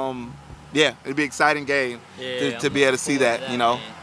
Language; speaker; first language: English; native; English